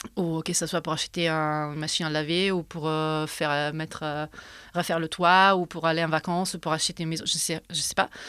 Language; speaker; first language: French; non-native, fluent; Italian